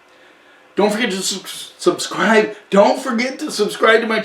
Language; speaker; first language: English; native; English